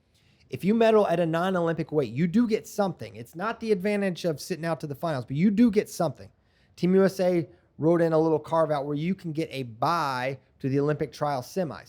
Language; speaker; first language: English; native; English